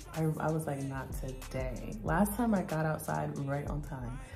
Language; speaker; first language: English; native; English